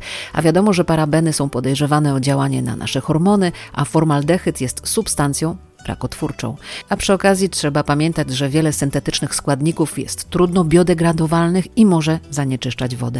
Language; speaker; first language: Polish; native; Polish